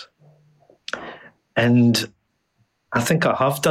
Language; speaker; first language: English; native; English